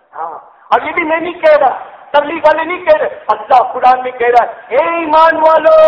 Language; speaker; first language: Urdu; native; Urdu